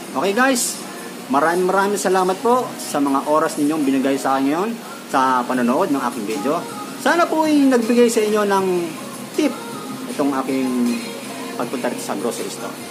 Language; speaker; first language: Filipino; native; Filipino